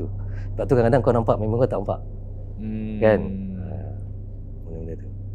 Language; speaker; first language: Malay; native; Malay